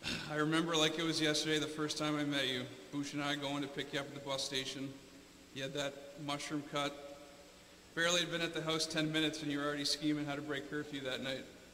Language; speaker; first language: English; native; English